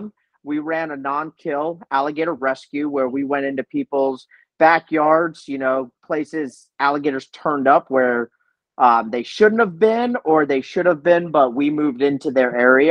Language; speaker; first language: English; native; English